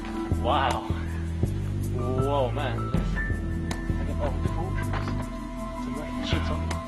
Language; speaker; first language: Chinese; non-native, fluent; English